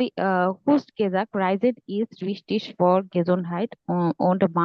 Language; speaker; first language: German; non-native, learner; Bangla